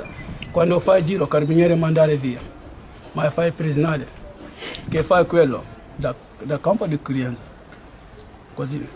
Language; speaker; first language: Italian; non-native, learner; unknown